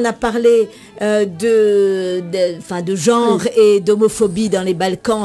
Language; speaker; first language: French; native; French